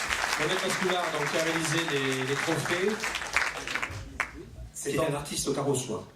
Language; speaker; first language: French; native; French